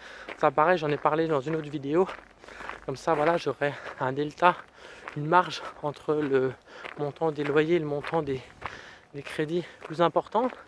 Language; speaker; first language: French; native; French